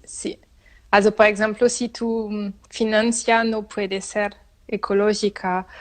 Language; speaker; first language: Spanish; non-native, learner; French